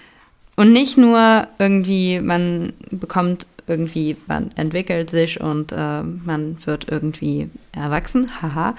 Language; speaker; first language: German; native; German